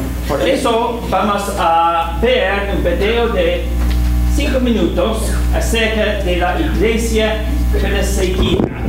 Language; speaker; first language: Spanish; non-native, fluent; English